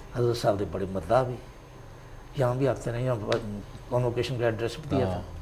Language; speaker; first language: Urdu; non-native, local second language; Punjabi